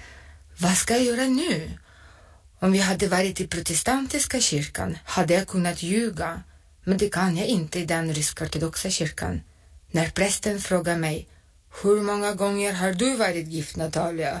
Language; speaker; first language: Swedish; non-native, fluent; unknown